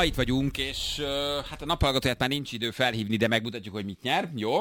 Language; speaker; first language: Hungarian; native; Hungarian